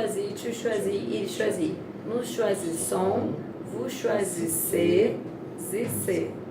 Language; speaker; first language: French; non-native, fluent; Portuguese